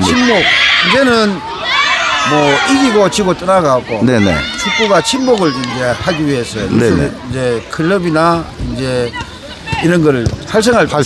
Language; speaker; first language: Korean; native; Korean